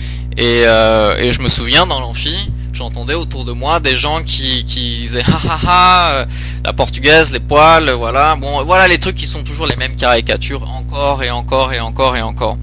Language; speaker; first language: French; early bilingual, other home language; Portuguese